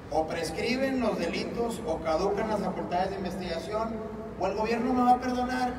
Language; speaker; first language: Spanish; native; Spanish